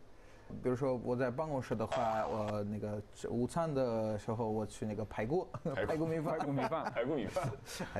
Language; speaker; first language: Chinese; non-native, learner; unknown